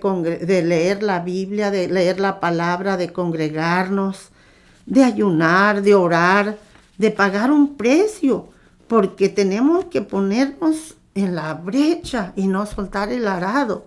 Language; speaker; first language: Spanish; native; Spanish